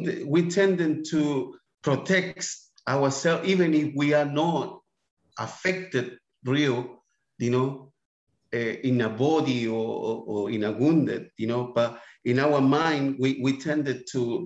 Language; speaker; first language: English; non-native, fluent; Spanish